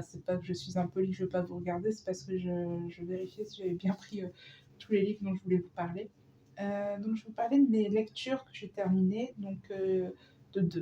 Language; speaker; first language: French; native; French